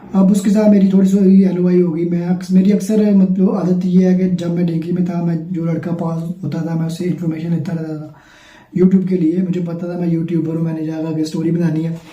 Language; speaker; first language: Urdu; non-native, local second language; Punjabi